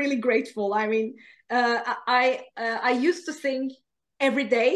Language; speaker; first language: English; non-native, fluent; Turkish